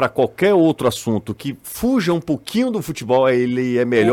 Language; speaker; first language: Portuguese; native; Portuguese